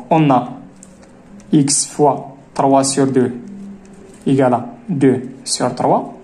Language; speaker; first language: French; non-native, local second language; Arabic